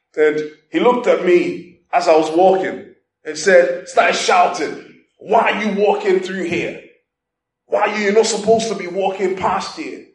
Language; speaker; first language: English; non-native, local second language; Igbo